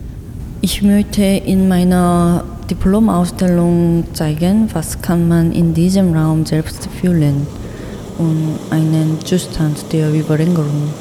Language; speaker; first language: German; non-native, learner; Korean